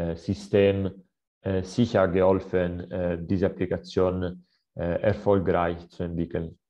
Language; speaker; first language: German; non-native, fluent; Italian